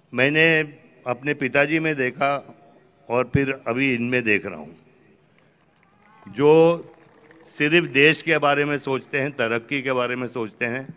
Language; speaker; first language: Hindi; native; Hindi